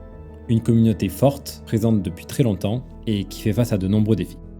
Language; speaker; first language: French; native; French